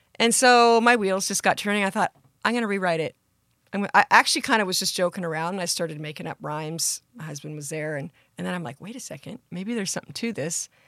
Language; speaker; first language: English; native; English